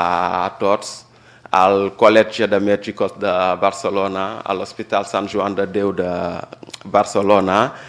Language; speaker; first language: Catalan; non-native, learner; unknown